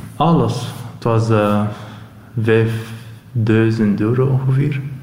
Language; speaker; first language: Dutch; non-native, learner; Arabic